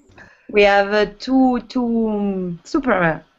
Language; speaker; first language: English; non-native, learner; Italian